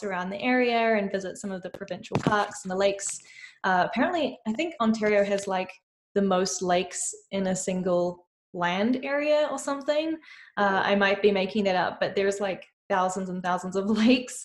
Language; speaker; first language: English; native; English